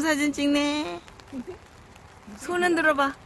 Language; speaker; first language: Korean; native; Korean